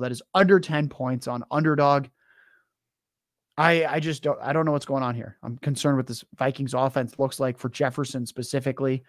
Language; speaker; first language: English; native; English